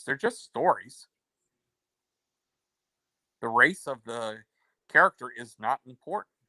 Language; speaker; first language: English; native; English